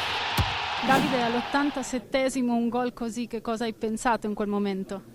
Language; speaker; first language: Italian; native; Italian